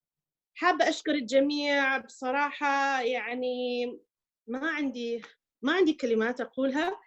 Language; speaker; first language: Arabic; native; Arabic